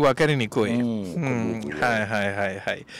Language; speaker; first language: Japanese; non-native, learner; Spanish